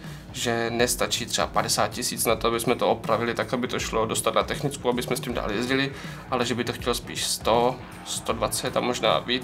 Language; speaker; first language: Czech; native; Czech